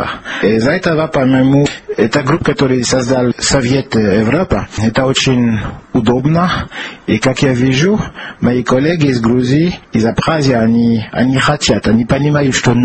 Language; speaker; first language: Russian; non-native, learner; French